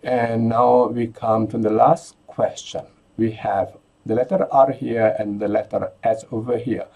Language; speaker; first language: English; non-native, fluent; Indonesian